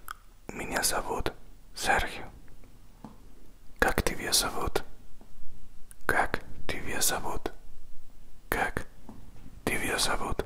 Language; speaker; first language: Russian; non-native, learner; Spanish